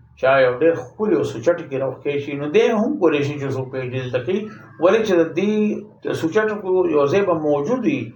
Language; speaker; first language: Pashto; native; Pashto